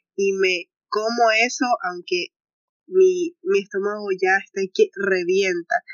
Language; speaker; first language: Spanish; native; Spanish